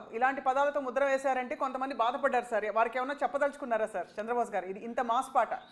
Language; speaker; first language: Telugu; native; Telugu